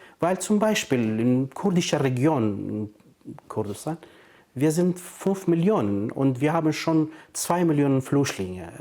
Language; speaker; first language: German; non-native, fluent; Kurdish